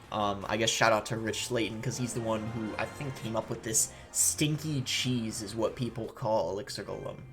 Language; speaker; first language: English; native; English